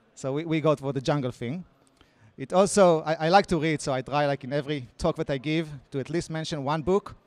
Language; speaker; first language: English; non-native, fluent; Hebrew